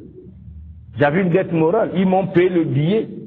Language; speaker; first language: French; non-native, local second language; Lingala